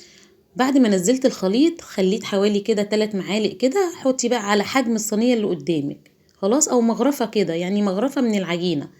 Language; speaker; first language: Arabic; native; Arabic